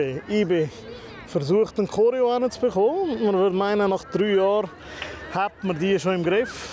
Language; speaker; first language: German; native; German